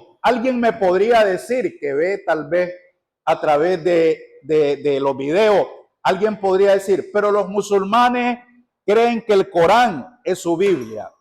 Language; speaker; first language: Spanish; native; Spanish